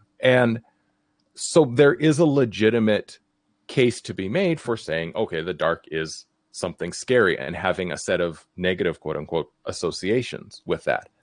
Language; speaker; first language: English; native; English